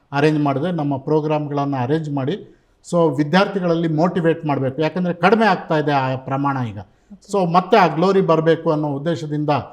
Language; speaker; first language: Kannada; non-native, local second language; Urdu